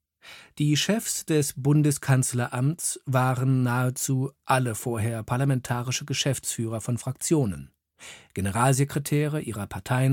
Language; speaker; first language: German; native; German